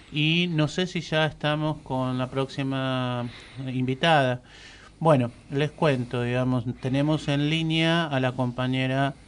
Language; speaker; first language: Spanish; native; Spanish